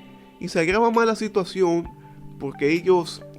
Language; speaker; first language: Spanish; native; Spanish